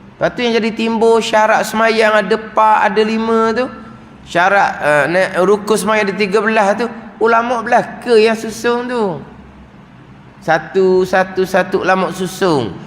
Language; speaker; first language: Malay; native; Malay